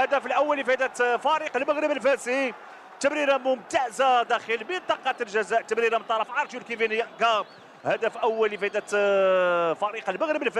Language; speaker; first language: Arabic; native; Arabic